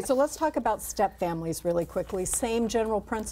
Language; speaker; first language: English; native; English